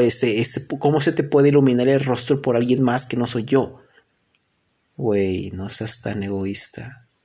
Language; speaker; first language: Spanish; native; Spanish